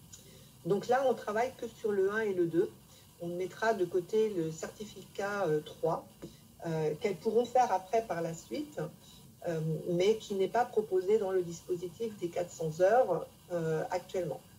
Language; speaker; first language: French; native; French